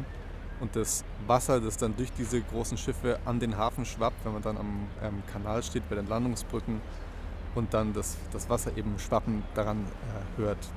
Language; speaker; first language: German; native; German